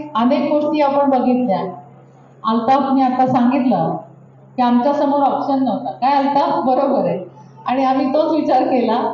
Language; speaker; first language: Marathi; native; Marathi